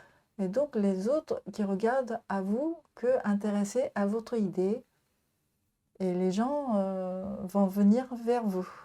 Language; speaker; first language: French; non-native, learner; Japanese